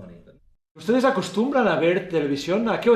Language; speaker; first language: Spanish; native; Spanish